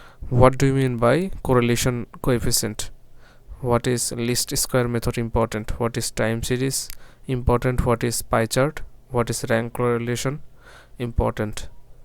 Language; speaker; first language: English; non-native, local second language; Bangla